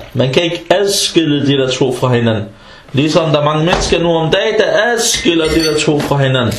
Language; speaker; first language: Danish; early bilingual, other home language; Arabic